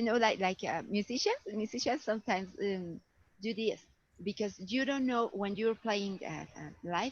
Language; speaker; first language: English; non-native, fluent; Spanish